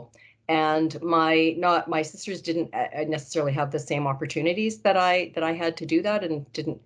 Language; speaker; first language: English; native; English